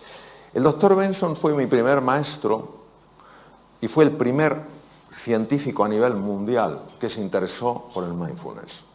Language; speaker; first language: Spanish; native; Spanish